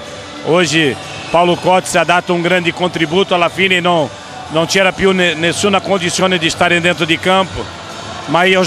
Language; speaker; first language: Italian; non-native, fluent; Portuguese